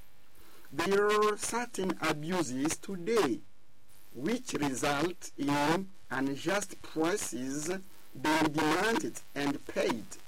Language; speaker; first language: English; non-native, fluent; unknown